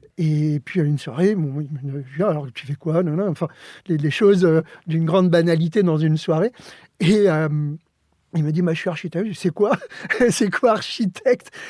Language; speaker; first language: French; early bilingual, other home language; Spanish